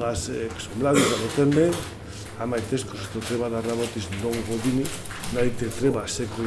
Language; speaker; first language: Macedonian; non-native, learner; Spanish